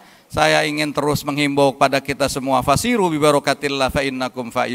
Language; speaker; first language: Indonesian; native; Indonesian